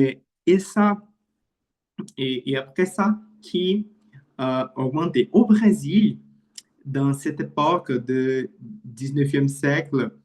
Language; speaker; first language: French; non-native, learner; Portuguese